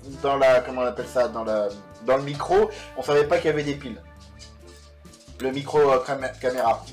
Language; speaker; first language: French; native; French